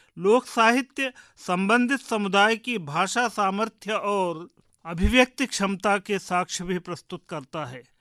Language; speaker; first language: Hindi; native; Hindi